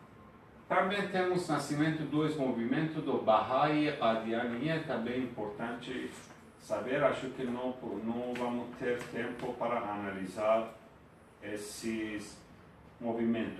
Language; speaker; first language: Portuguese; non-native, fluent; Persian